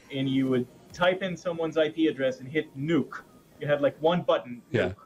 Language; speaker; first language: English; non-native, fluent; Hebrew